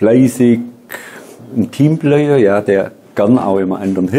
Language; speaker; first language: German; native; German